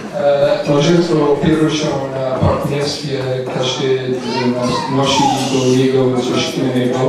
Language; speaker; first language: Polish; non-native, learner; English